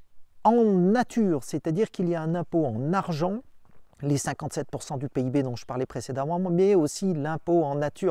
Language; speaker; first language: French; native; French